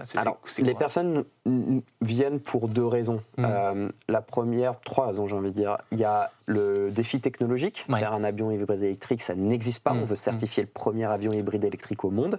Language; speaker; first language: French; native; French